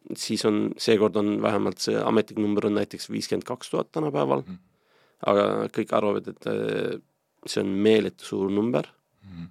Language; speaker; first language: Estonian; non-native, fluent; Turkish